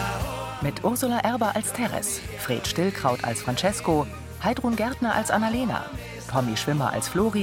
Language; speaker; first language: German; native; German